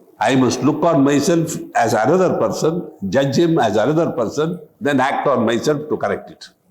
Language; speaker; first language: English; non-native, local second language; Tamil